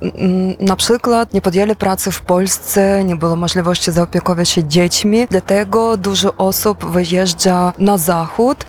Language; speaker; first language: Polish; non-native, fluent; Ukrainian